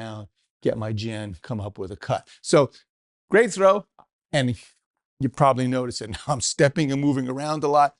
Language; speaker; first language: English; native; English